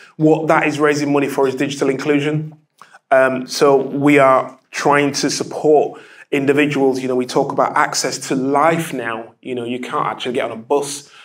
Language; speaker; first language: English; native; English